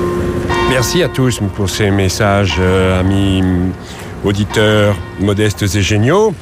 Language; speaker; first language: French; native; French